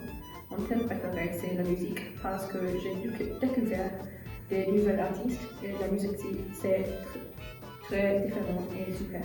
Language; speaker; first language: French; non-native, learner; English